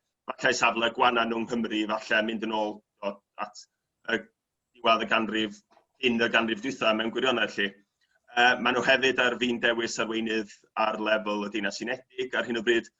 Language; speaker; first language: Welsh; native; Welsh